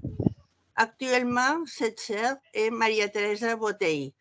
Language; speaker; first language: French; non-native, fluent; Catalan